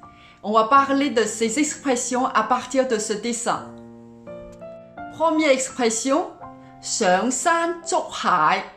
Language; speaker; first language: French; non-native, fluent; Cantonese